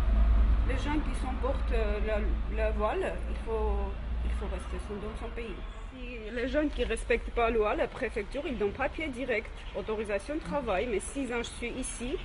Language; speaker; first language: French; non-native, learner; Armenian